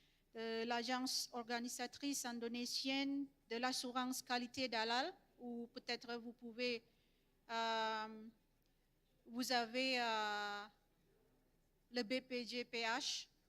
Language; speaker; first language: French; non-native, fluent; Indonesian